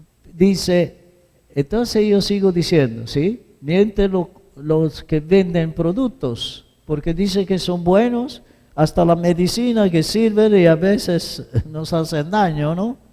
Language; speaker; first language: Spanish; non-native, fluent; Italian